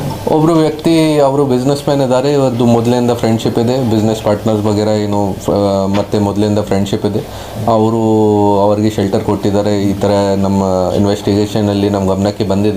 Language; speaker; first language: Kannada; non-native, fluent; Hindi